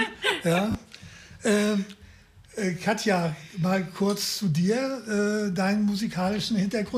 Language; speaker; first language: German; native; German